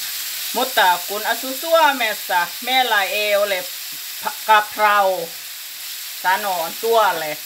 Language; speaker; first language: Finnish; non-native, learner; Thai